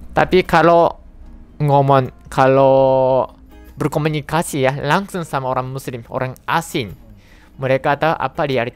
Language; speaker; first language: Indonesian; non-native, fluent; Japanese